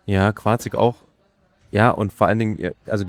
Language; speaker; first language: German; native; German